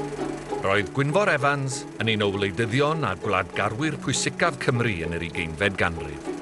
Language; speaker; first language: Welsh; native; Welsh